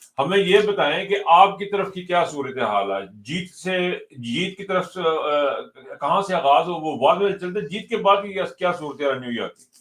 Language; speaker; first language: Urdu; non-native, local second language; Punjabi